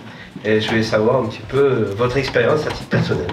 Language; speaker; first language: French; native; French